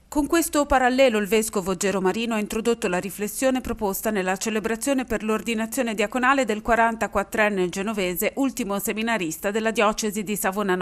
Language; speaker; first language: Italian; native; Italian